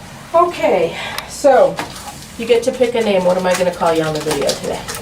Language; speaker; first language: English; native; English